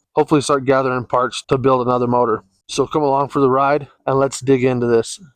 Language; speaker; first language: English; native; English